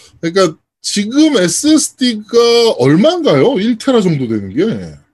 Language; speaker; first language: Korean; native; Korean